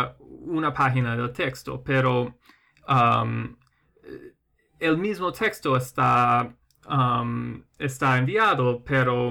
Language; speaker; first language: Spanish; non-native, fluent; English